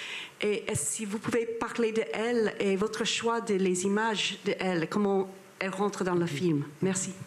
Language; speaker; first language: French; non-native, fluent; English